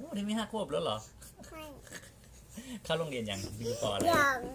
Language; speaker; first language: Thai; native; Thai